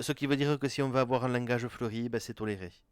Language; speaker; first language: French; native; French